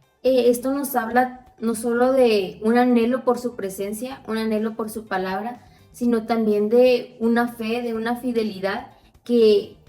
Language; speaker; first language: Spanish; native; Spanish